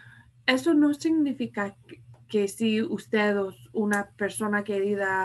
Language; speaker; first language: Spanish; non-native, fluent; English